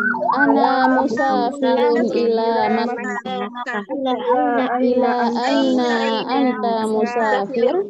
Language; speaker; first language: Arabic; non-native, learner; Indonesian